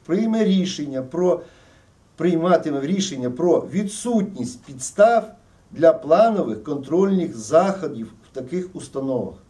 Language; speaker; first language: Ukrainian; non-native, local second language; Russian